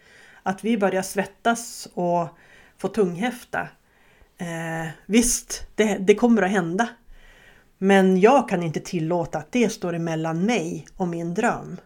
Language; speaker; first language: Swedish; native; Swedish